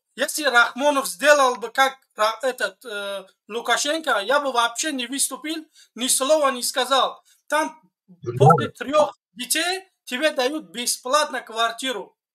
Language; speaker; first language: Russian; non-native, fluent; Tajik